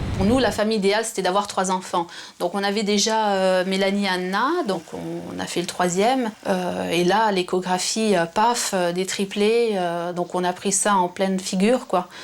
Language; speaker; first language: French; native; French